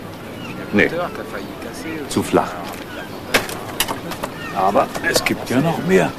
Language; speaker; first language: German; native; German